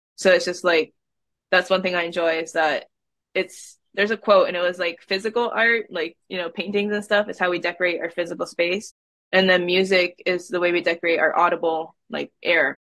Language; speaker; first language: English; native; English